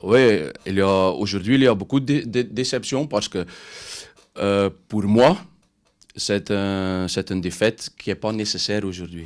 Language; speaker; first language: French; non-native, learner; Dutch